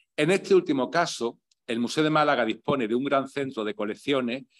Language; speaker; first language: Spanish; native; Spanish